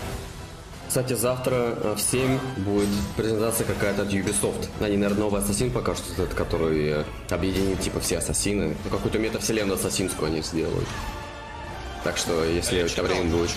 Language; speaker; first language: Russian; native; Russian